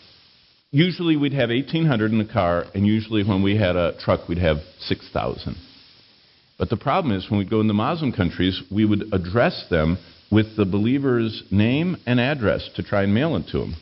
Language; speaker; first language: English; native; English